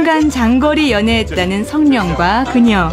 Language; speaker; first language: Korean; native; Korean